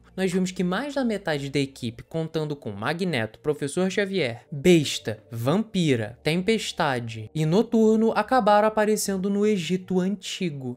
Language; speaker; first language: Portuguese; native; Portuguese